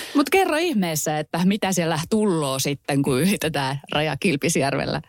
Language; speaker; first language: Finnish; native; Finnish